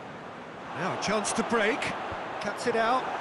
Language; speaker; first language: English; native; English